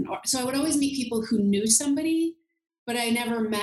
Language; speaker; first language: English; native; English